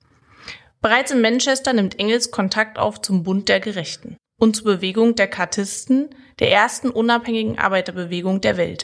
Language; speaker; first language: German; native; German